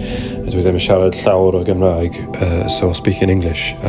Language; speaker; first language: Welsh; non-native, learner; English